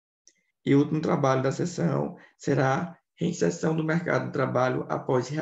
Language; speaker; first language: Portuguese; native; Portuguese